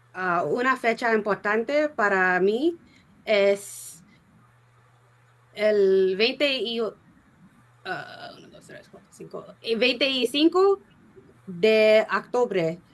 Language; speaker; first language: Spanish; non-native, learner; English